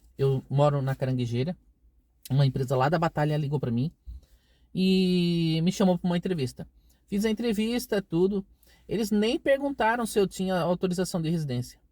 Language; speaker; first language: Portuguese; native; Portuguese